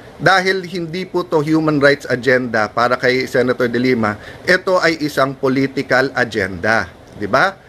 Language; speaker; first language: Filipino; native; Filipino